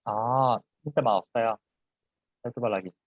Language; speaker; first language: Indonesian; non-native, fluent; Korean